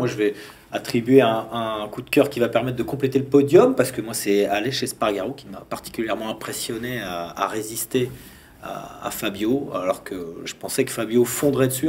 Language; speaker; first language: French; native; French